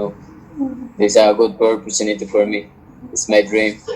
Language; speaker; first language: English; non-native, learner; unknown